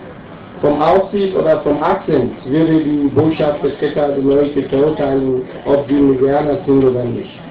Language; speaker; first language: German; non-native, learner; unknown